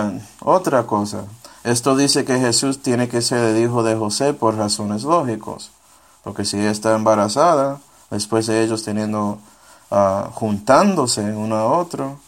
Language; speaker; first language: Spanish; non-native, fluent; English